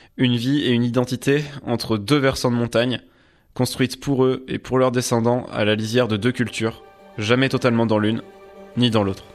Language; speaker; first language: French; native; French